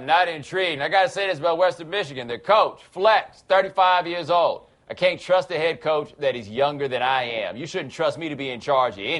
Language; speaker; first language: English; native; English